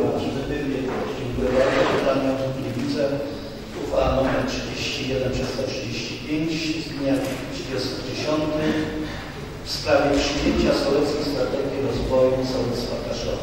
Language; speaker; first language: Polish; native; Polish